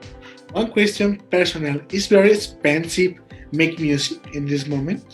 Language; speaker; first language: English; non-native, learner; Spanish